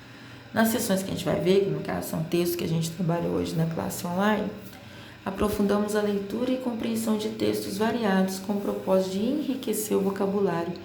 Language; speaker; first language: Portuguese; native; Portuguese